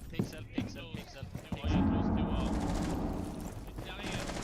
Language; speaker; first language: Swedish; native; Swedish